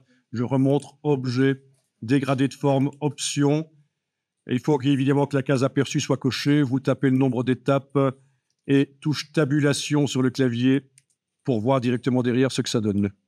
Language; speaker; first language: French; native; French